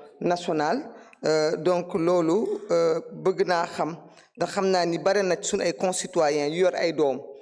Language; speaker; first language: Wolof; non-native, local second language; Fula